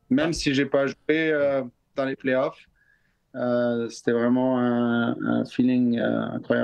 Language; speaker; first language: French; native; French